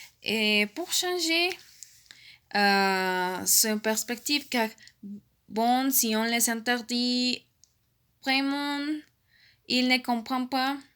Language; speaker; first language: French; non-native, learner; Spanish